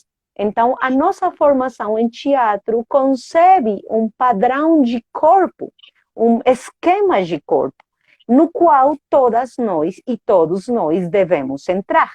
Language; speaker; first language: Portuguese; non-native, fluent; Spanish